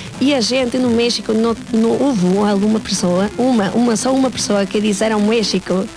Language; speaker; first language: Portuguese; non-native, fluent; Spanish